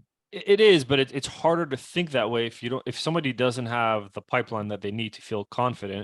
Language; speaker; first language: English; native; English